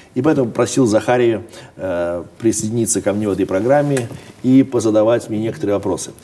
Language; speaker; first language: Russian; native; Russian